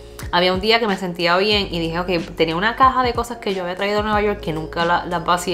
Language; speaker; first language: Spanish; early bilingual, other home language; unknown